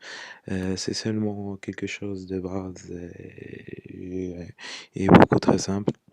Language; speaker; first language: French; non-native, local second language; Arabic